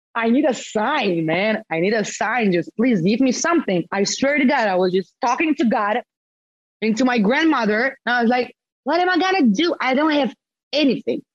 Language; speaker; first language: English; non-native, fluent; Romanian